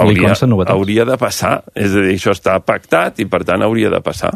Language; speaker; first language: Catalan; native; Catalan